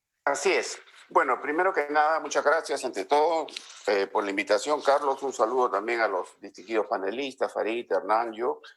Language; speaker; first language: Spanish; native; Spanish